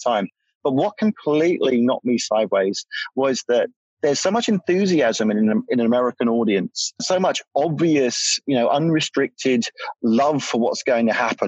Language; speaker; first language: English; native; English